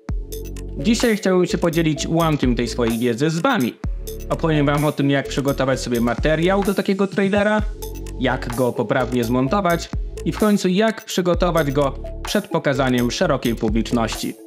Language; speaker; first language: Polish; native; Polish